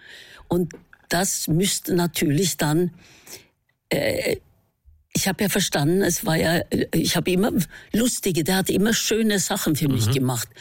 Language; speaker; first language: German; non-native, fluent; Norwegian